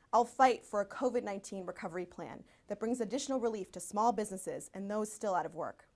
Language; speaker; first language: English; early bilingual, other home language; Spanish